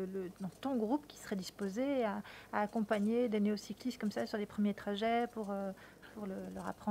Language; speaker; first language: French; native; French